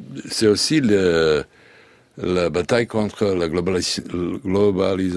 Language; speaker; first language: French; non-native, learner; Serbian